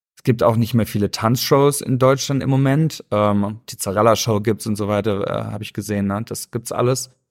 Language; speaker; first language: German; native; German